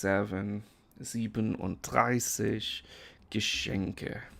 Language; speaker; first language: German; non-native, fluent; English